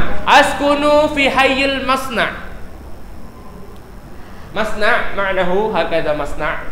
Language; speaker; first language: Arabic; non-native, fluent; Indonesian